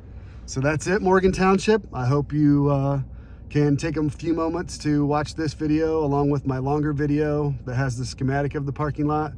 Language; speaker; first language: English; native; English